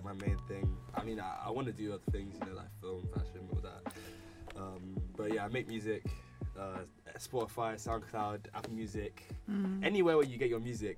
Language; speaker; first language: English; native; English